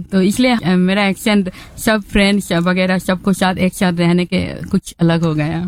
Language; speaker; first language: Hindi; non-native, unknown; Bangla